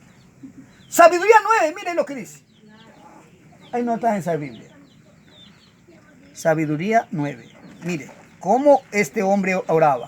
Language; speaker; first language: Spanish; native; Spanish